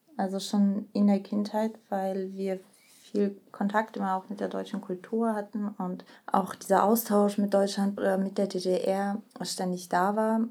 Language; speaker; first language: German; early bilingual, other home language; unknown